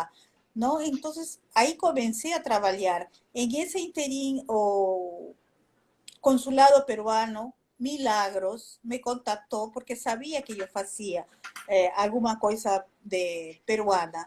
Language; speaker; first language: Spanish; non-native, fluent; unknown